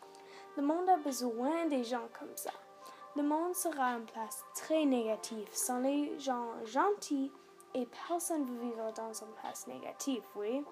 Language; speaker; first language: French; non-native, local second language; English